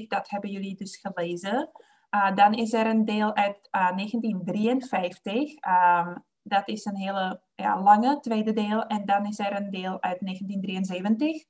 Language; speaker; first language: Dutch; non-native, fluent; Czech